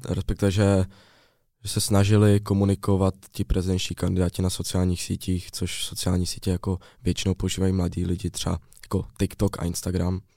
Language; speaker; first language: Czech; native; Czech